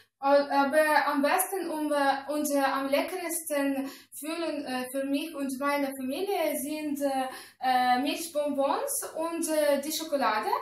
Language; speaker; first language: German; non-native, learner; Russian